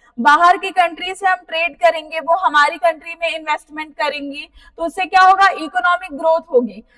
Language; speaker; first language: Hindi; native; Hindi